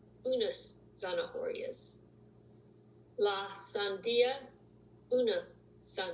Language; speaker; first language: Spanish; non-native, learner; English